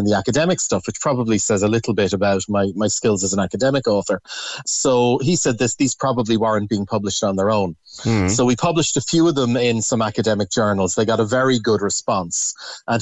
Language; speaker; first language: English; native; English